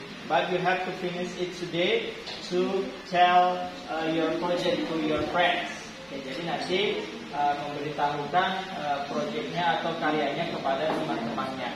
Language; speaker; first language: English; non-native, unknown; Indonesian